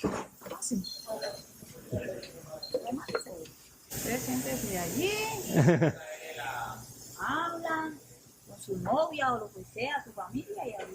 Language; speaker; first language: Spanish; native; Spanish